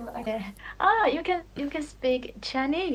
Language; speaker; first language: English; non-native, learner; Chinese